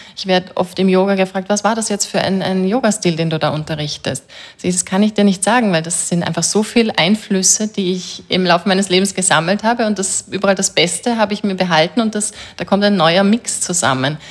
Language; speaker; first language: German; native; German